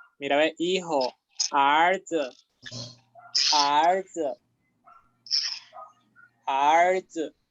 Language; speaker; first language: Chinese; non-native, fluent; Spanish